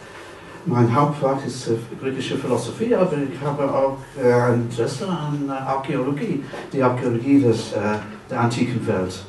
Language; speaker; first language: German; non-native, fluent; English